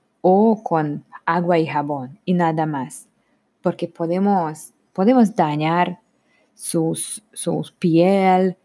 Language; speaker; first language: Spanish; non-native, learner; Hungarian